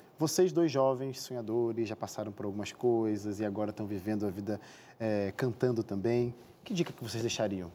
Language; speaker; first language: Portuguese; native; Portuguese